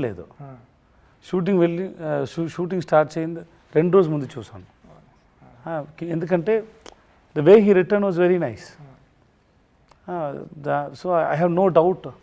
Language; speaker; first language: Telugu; non-native, learner; Tamil